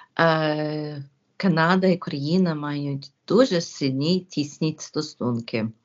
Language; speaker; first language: Ukrainian; early bilingual, heritage; Ukrainian